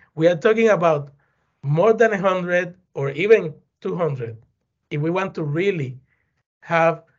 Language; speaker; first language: English; non-native, fluent; Spanish